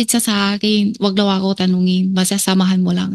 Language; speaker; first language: Filipino; non-native, learner; Chinese